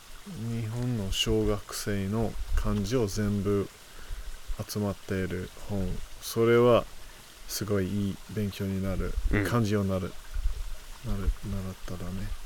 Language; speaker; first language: Japanese; non-native, fluent; English